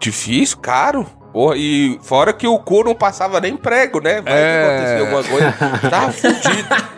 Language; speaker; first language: Portuguese; native; Portuguese